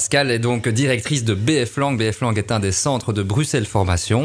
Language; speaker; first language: French; native; French